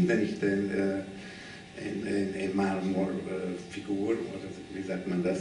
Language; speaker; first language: German; non-native, learner; Hungarian